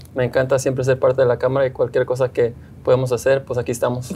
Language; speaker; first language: Spanish; early bilingual, heritage; Spanish